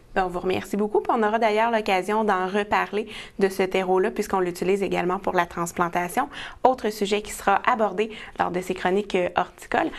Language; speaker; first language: French; native; French